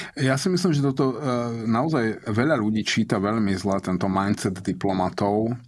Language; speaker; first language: Slovak; non-native, local second language; Hungarian